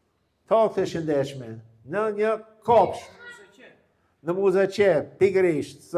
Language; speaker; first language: Albanian; non-native, fluent; English